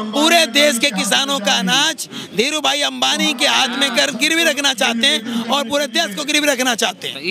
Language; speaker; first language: Hindi; native; Hindi